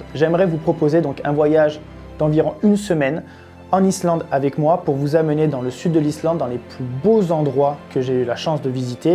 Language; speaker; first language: French; native; French